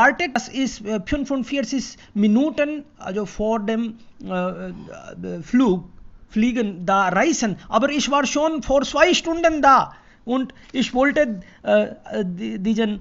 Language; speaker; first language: German; non-native, fluent; Hindi